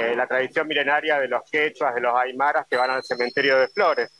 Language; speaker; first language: Spanish; native; Spanish